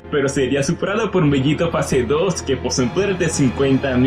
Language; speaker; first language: Spanish; native; Spanish